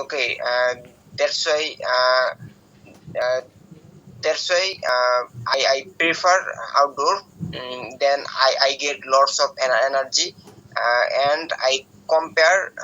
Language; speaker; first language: English; non-native, learner; Bangla